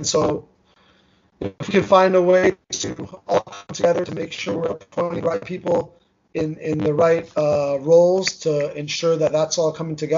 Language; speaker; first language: English; early bilingual, other home language; Armenian